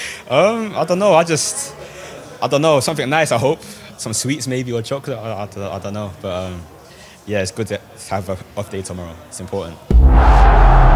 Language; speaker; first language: English; native; English